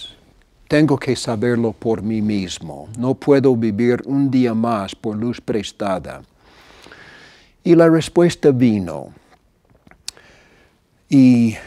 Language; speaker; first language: Spanish; non-native, fluent; English